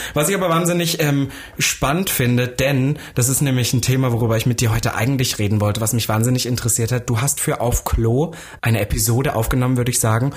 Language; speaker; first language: German; native; German